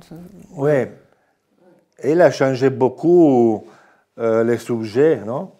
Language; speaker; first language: French; non-native, fluent; Italian